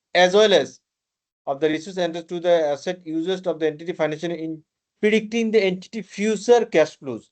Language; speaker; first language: English; non-native, local second language; Bangla